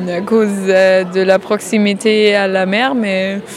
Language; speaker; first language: French; non-native, fluent; German